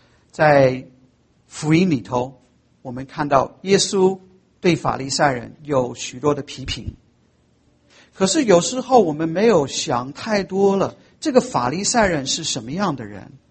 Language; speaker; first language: Chinese; non-native, fluent; English